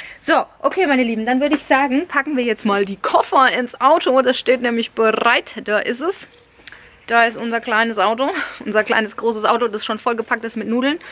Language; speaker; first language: German; early bilingual, other home language; Italian